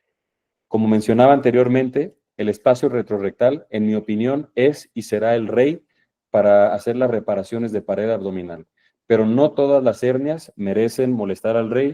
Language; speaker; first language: Spanish; native; Spanish